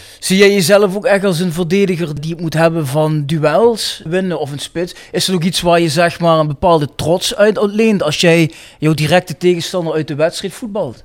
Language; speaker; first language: Dutch; native; Dutch